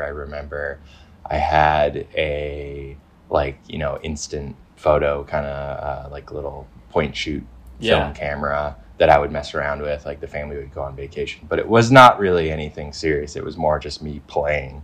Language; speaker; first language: English; native; English